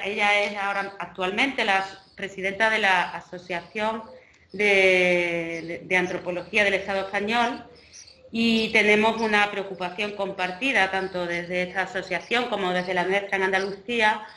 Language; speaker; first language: Spanish; native; Spanish